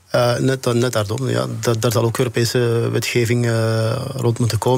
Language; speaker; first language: Dutch; native; Dutch